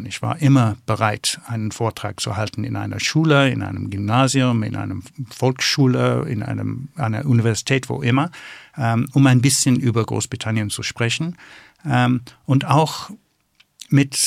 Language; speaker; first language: German; non-native, fluent; English